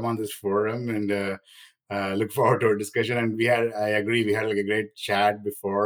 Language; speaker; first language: English; non-native, local second language; Tamil